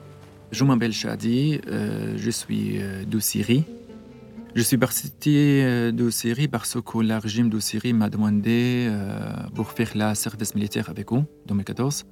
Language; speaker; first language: French; non-native, learner; Arabic